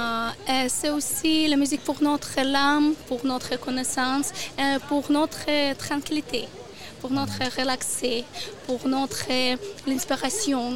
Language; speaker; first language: French; non-native, learner; Ukrainian